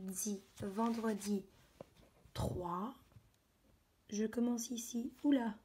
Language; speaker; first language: French; native; French